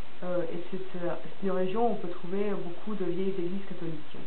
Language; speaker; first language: French; non-native, fluent; Latvian